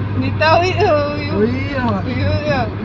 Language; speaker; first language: Turkish; non-native, learner; Gujarati